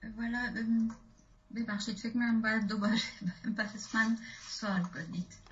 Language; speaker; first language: Persian; non-native, fluent; French